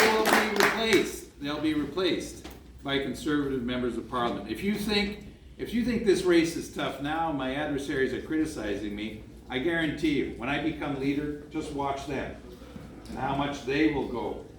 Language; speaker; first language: English; non-native, local second language; French